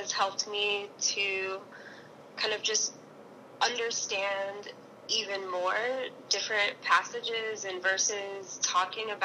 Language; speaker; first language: English; native; English